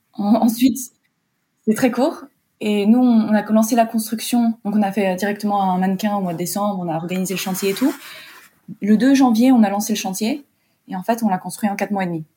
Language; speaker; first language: French; early bilingual, heritage; French